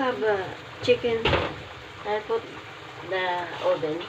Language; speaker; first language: English; non-native, learner; Filipino